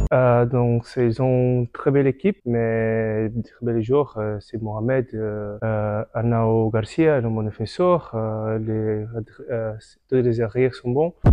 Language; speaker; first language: French; non-native, fluent; Portuguese